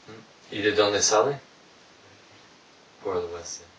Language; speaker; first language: Spanish; non-native, fluent; English